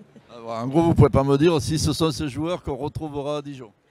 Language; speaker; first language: French; native; French